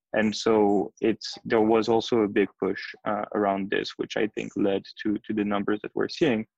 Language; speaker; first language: English; non-native, fluent; French